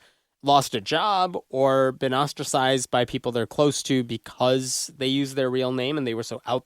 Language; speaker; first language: English; native; English